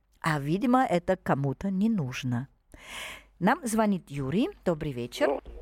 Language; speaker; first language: Russian; non-native, fluent; German